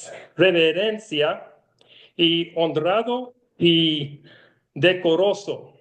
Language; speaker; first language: Spanish; non-native, learner; English